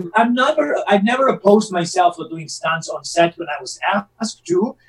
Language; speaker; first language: English; non-native, fluent; Italian